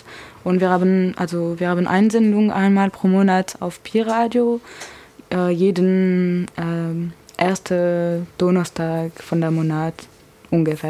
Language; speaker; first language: German; non-native, learner; French